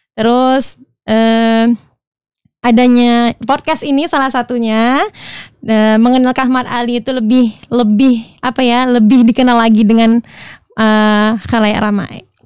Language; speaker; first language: Indonesian; native; Indonesian